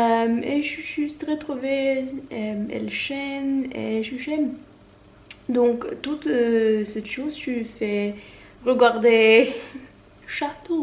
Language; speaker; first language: French; non-native, learner; Norwegian